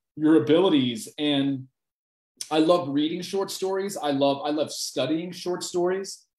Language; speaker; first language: English; native; English